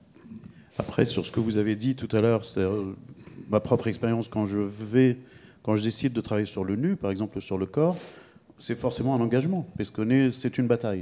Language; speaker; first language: French; native; French